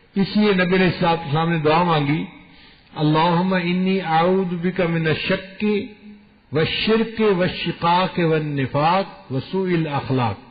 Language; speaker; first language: Urdu; non-native, local second language; Punjabi